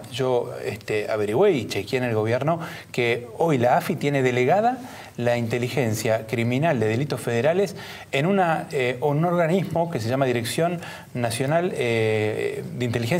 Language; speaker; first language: Spanish; native; Spanish